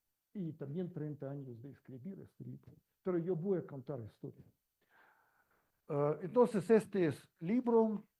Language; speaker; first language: Spanish; non-native, learner; Russian